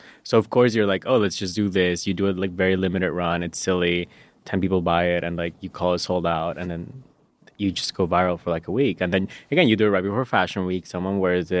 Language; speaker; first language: English; non-native, fluent; Spanish